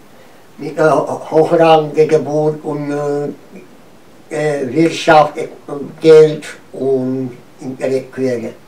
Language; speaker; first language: German; non-native, learner; Romanian